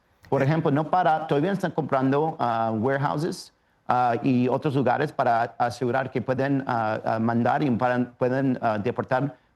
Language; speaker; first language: Spanish; early bilingual, heritage; Spanish